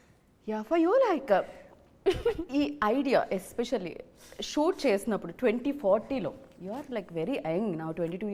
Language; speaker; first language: Telugu; native; Telugu